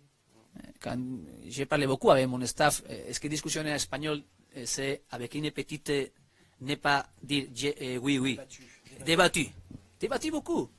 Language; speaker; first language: French; non-native, learner; Spanish